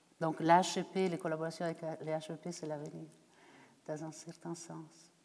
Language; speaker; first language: French; non-native, fluent; Italian